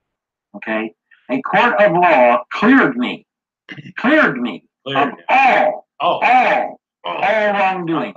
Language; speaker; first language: English; native; English